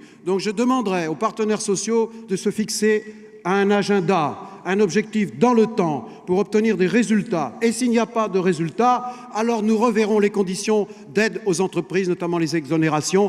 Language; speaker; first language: French; native; French